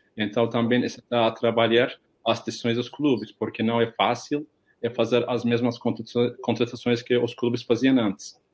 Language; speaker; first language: Portuguese; non-native, fluent; Turkish